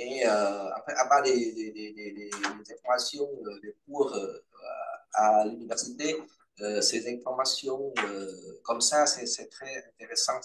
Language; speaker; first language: French; non-native, fluent; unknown